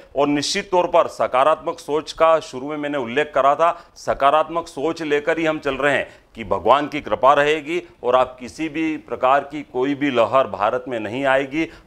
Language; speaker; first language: Hindi; native; Hindi